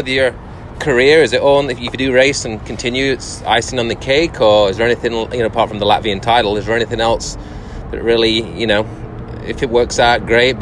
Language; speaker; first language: English; native; English